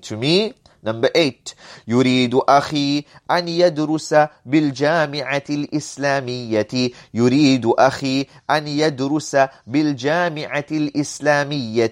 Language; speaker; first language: Arabic; non-native, fluent; English